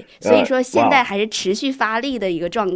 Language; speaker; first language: Chinese; native; Chinese